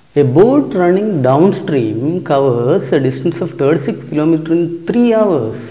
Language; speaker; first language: English; non-native, local second language; Malayalam